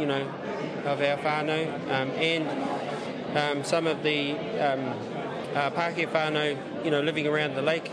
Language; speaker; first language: English; native; English